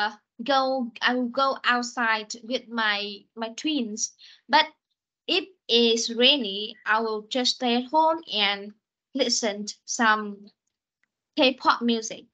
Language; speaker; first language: English; non-native, fluent; Vietnamese